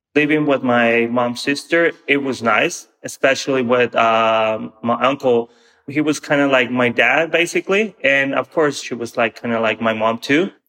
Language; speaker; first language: English; non-native, fluent; Spanish